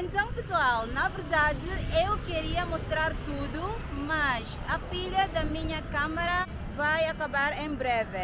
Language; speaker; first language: Portuguese; non-native, local second language; Tetum